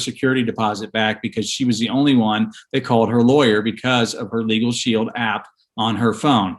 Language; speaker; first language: English; native; English